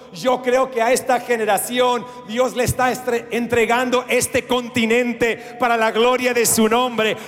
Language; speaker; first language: Spanish; non-native, fluent; English